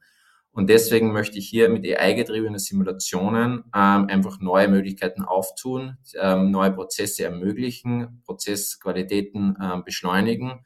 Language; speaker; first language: German; native; German